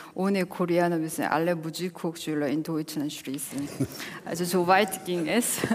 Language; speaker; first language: German; non-native, fluent; Korean